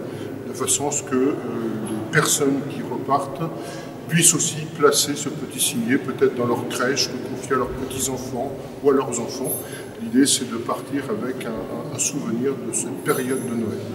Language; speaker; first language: French; native; French